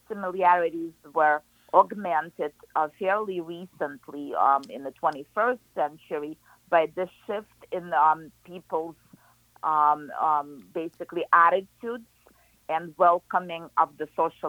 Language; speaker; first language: English; non-native, fluent; Ukrainian